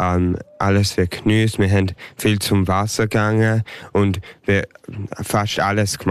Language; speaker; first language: German; early bilingual, heritage; English